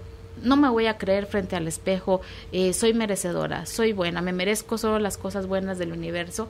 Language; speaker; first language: Spanish; native; Spanish